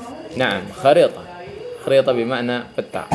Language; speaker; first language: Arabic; non-native, fluent; Indonesian